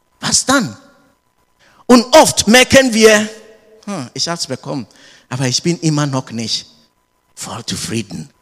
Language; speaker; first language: German; non-native, learner; English